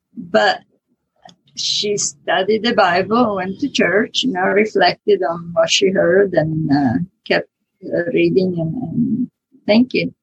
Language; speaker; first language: English; non-native, fluent; Italian